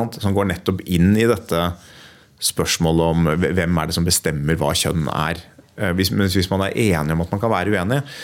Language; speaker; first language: Norwegian; native; Norwegian